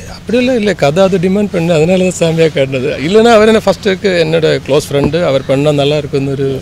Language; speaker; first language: Tamil; non-native, learner; Malayalam